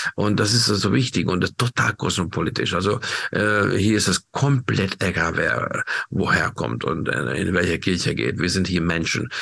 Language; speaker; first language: German; non-native, fluent; Hungarian